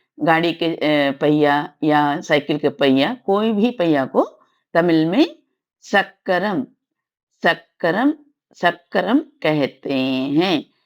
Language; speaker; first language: Hindi; non-native, local second language; Tamil